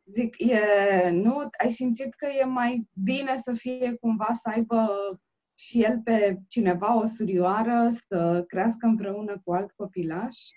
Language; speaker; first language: Romanian; native; Romanian